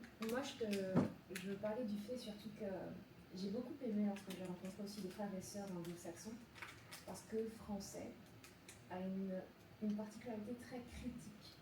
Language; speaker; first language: French; native; French